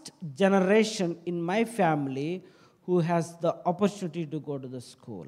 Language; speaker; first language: English; non-native, local second language; Telugu